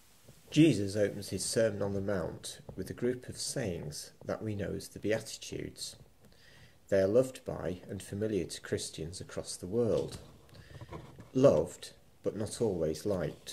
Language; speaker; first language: English; native; English